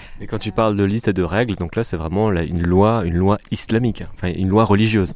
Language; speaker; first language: French; native; French